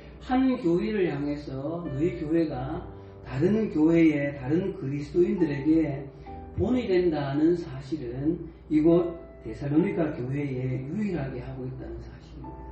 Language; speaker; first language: Korean; native; Korean